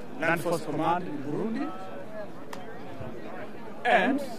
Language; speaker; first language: English; non-native, learner; Rundi